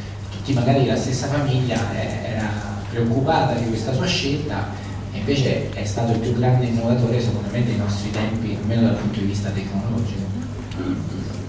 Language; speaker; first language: Italian; native; Italian